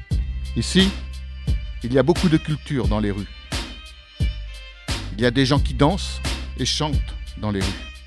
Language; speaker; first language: French; non-native, learner; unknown